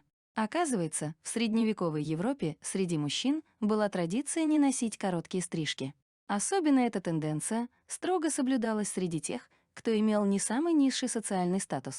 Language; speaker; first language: Russian; native; Russian